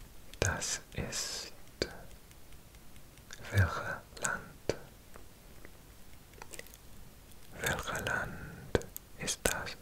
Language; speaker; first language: German; non-native, learner; Welsh